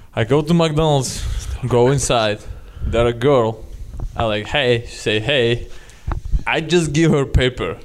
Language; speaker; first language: English; non-native, learner; Russian